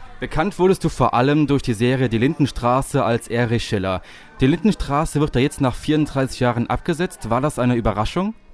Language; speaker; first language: German; native; German